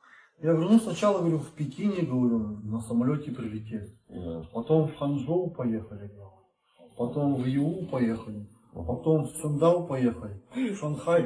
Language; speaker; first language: Russian; native; Russian